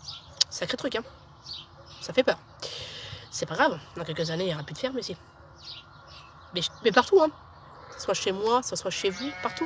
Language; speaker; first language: French; native; French